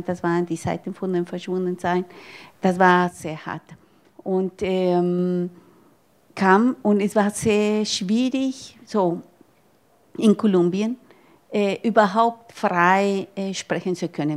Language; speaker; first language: German; non-native, fluent; Spanish